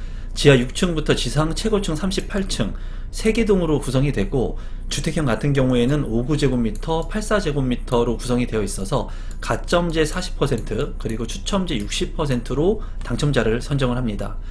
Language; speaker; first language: Korean; native; Korean